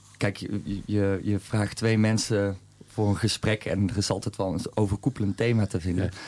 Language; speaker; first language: Dutch; native; Dutch